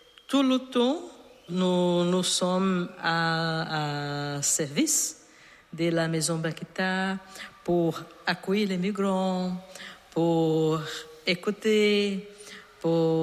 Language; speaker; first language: French; non-native, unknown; Portuguese